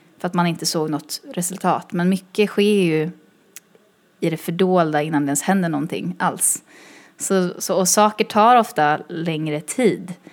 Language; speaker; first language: Swedish; early bilingual, other home language; Chinese